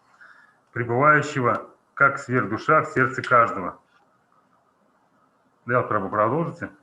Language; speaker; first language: Russian; native; Russian